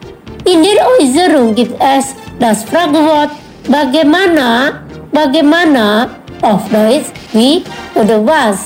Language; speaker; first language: German; non-native, learner; Indonesian